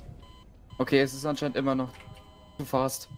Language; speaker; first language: German; native; German